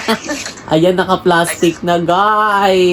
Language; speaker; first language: Filipino; native; Filipino